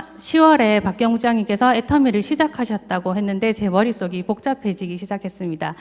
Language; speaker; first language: Korean; native; Korean